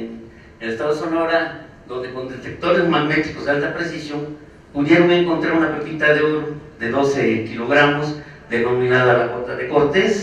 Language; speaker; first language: Spanish; native; Spanish